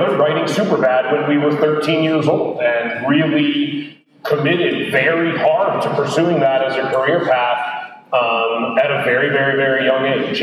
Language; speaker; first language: English; native; English